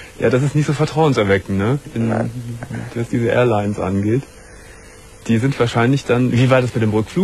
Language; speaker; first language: German; native; German